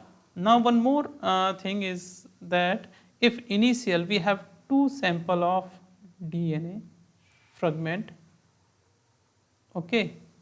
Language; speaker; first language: English; non-native, local second language; Hindi